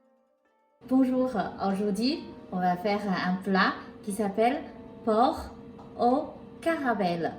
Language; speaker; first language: French; non-native, local second language; Chinese